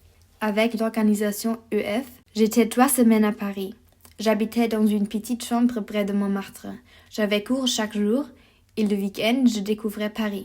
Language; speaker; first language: French; non-native, learner; German